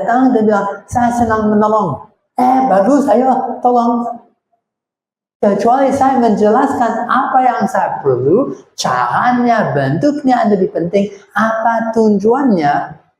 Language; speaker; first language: Indonesian; non-native, fluent; English